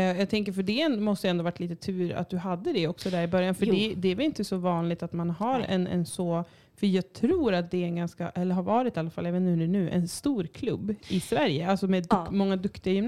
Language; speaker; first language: Swedish; native; Swedish